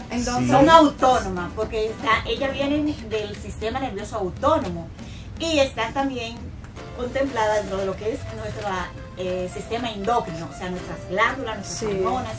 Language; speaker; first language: Spanish; native; Spanish